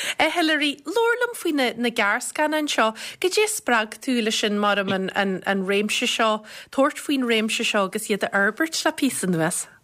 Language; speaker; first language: Irish; native; Irish